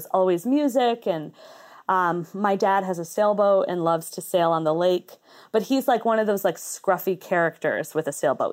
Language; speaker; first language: English; native; English